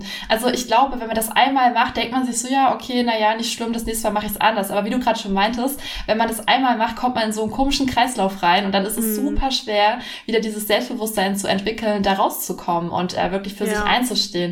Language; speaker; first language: German; native; German